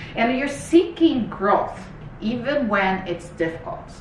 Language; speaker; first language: English; non-native, fluent; Portuguese